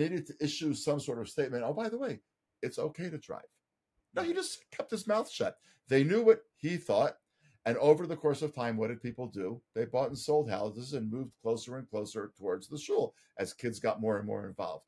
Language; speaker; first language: English; native; English